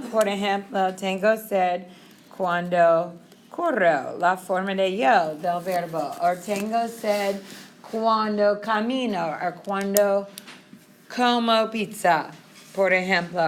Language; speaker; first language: Spanish; non-native, fluent; English